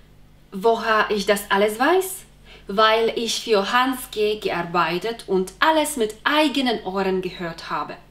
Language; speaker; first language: German; non-native, fluent; Polish